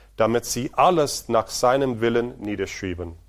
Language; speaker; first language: German; non-native, fluent; Portuguese